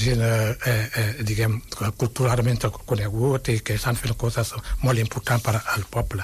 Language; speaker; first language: Catalan; non-native, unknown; Wolof